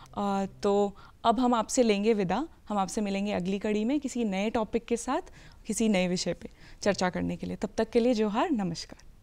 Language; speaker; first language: Hindi; native; Hindi